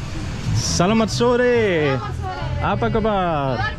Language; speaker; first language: Indonesian; non-native, learner; German